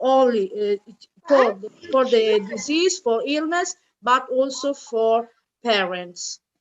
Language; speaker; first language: English; non-native, fluent; Italian